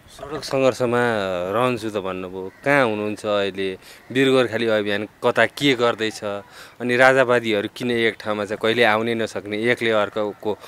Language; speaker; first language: Nepali; native; Nepali